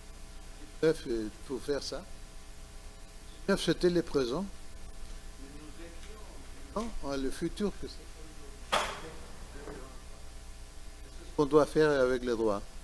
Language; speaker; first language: French; non-native, learner; Spanish